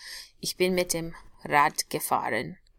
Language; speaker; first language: German; non-native, fluent; English